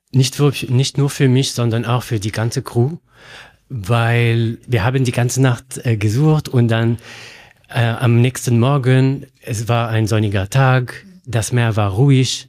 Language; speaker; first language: German; non-native, learner; Arabic